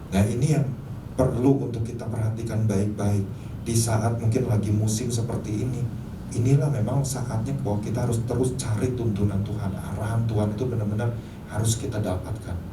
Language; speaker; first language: Indonesian; native; Indonesian